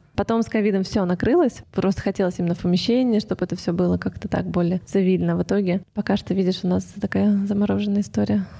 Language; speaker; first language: Russian; native; Russian